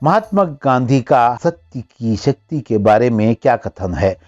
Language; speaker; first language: Hindi; non-native, local second language; Kannada